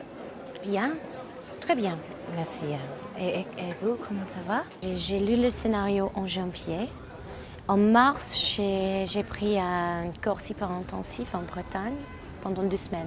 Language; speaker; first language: French; non-native, learner; English